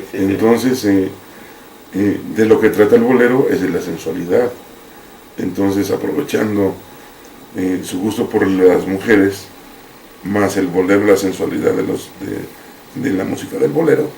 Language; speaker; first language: Spanish; native; Spanish